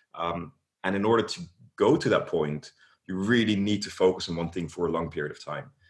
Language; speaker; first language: English; non-native, fluent; Dutch